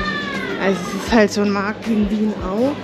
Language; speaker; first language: German; native; German